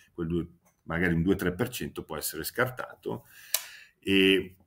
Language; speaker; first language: Italian; native; Italian